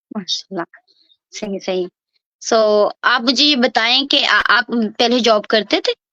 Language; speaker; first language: Urdu; non-native, local second language; Punjabi